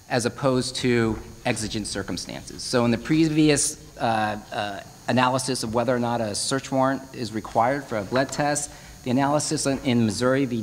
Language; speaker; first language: English; native; English